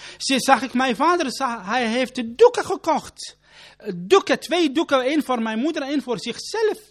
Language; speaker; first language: Dutch; non-native, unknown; Arabic